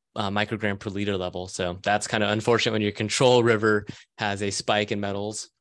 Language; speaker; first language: English; native; English